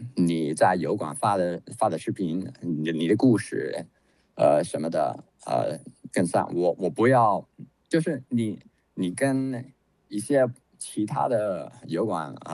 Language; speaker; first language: Chinese; non-native, fluent; English